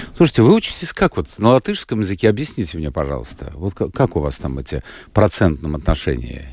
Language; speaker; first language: Russian; native; Russian